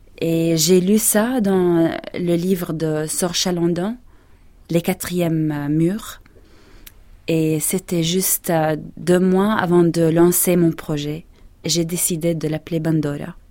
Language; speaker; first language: French; non-native, fluent; Arabic